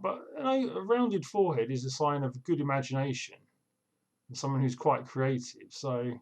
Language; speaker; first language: English; native; English